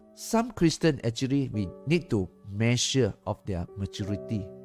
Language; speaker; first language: English; non-native, local second language; Chinese